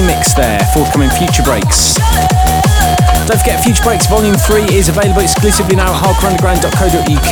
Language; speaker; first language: English; native; English